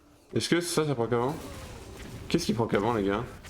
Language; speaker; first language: French; native; French